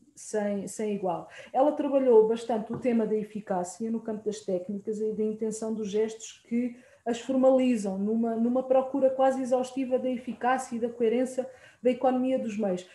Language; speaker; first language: Portuguese; native; Portuguese